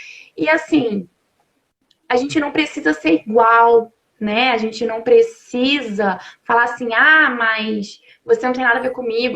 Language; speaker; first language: Portuguese; native; Portuguese